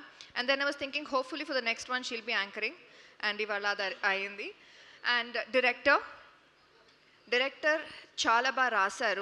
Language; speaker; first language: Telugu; non-native, local second language; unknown